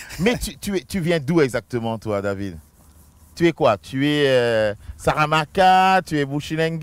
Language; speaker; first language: French; native; French